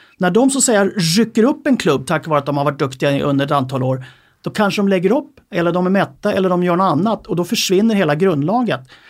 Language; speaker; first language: Swedish; native; Swedish